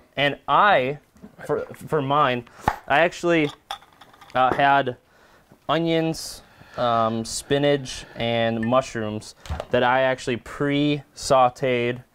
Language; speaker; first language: English; native; English